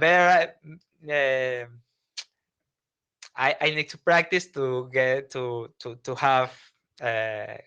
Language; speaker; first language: English; non-native, learner; Spanish